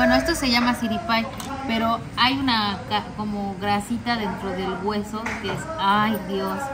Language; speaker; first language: Spanish; native; Spanish